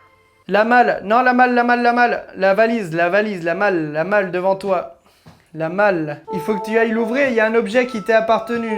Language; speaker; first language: French; native; French